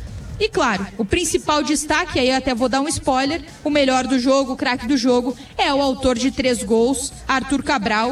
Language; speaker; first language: Portuguese; native; Portuguese